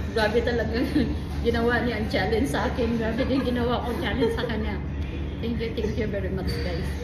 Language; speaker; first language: Filipino; non-native, local second language; Cebuano